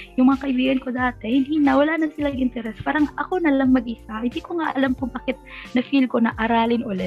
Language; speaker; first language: Filipino; non-native, local second language; Waray